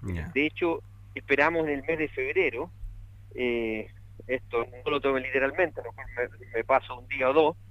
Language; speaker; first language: Spanish; native; Spanish